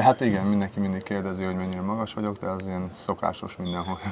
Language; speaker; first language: Hungarian; early bilingual, heritage; Hungarian